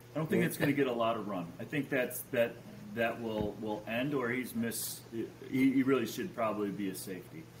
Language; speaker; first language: English; native; English